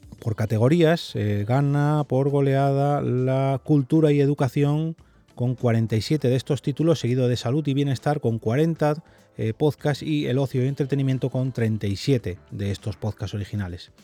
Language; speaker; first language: Spanish; native; Spanish